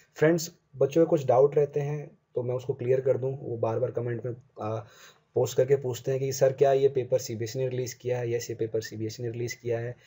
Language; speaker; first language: Hindi; native; Hindi